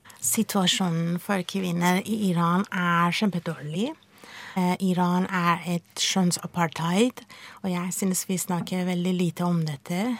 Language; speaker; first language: Norwegian; non-native, fluent; Persian